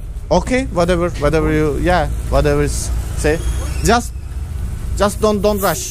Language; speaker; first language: English; non-native, learner; Turkish